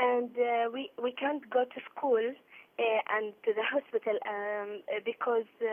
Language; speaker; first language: English; non-native, learner; Arabic